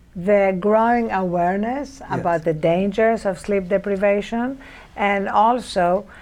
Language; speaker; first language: English; non-native, fluent; Greek